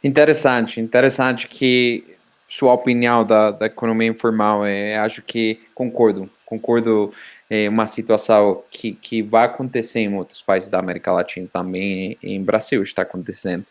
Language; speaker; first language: Portuguese; non-native, fluent; Spanish